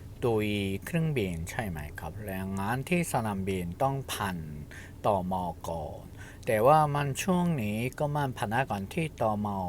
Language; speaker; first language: Thai; non-native, fluent; Korean